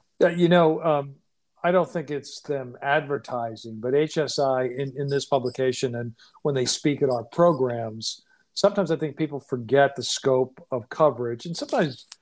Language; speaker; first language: English; native; English